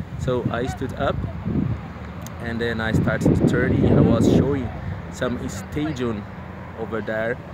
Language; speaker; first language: English; non-native, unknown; Portuguese